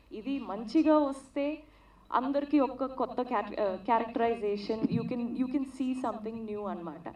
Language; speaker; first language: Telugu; non-native, learner; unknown